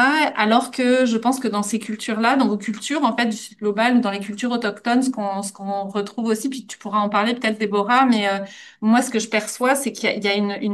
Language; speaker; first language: French; native; French